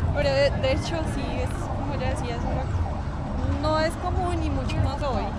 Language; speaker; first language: Spanish; native; Spanish